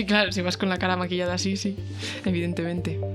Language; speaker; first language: Spanish; native; Spanish